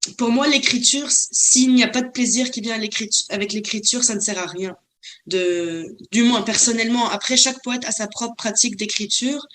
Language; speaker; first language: French; non-native, local second language; Arabic